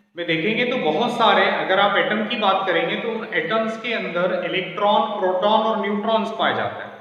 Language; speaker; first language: Hindi; non-native, local second language; Marathi